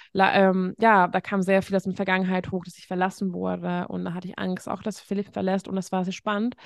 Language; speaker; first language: German; non-native, fluent; Hungarian